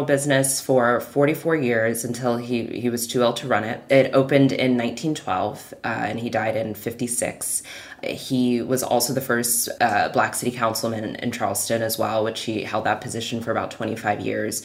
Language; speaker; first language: English; native; English